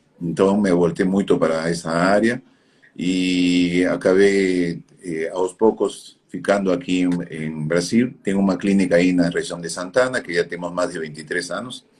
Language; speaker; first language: Portuguese; non-native, fluent; Spanish